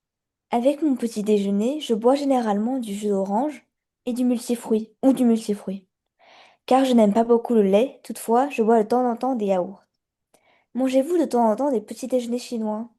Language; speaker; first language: French; non-native, learner; Chinese